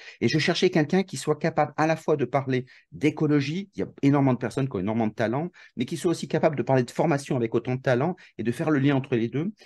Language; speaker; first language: French; native; French